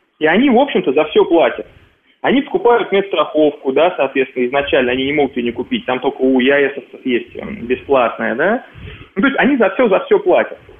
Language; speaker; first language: Russian; native; Russian